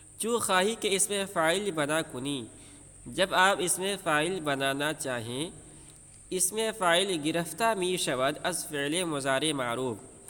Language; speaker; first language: Urdu; native; Urdu